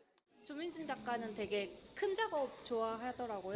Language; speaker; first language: Korean; native; Korean